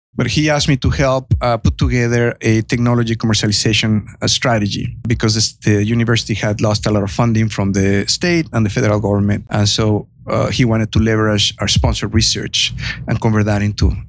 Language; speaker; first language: English; non-native, fluent; Spanish